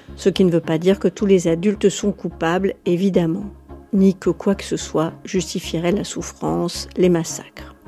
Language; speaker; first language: French; native; French